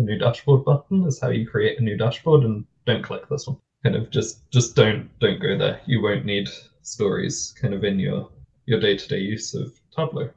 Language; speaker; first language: English; native; English